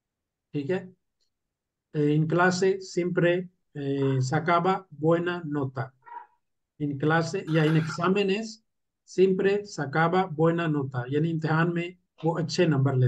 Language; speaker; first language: Spanish; non-native, fluent; Urdu